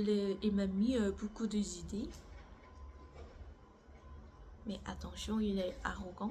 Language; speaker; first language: French; non-native, learner; Korean